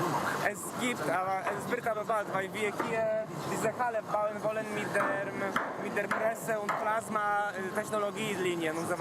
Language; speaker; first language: German; non-native, fluent; Polish